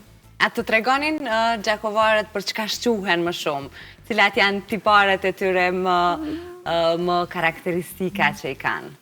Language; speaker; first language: Albanian; native; Albanian